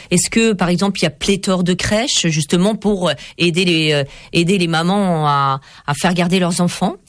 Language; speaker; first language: French; native; French